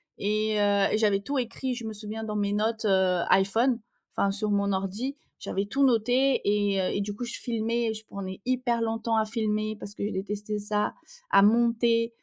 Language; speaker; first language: French; non-native, fluent; Portuguese